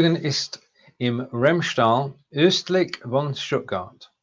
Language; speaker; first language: German; non-native, learner; English